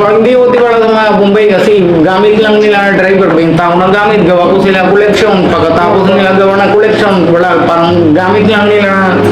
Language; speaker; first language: Filipino; non-native, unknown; Punjabi